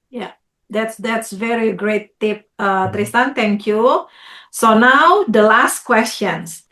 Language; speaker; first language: English; non-native, fluent; Indonesian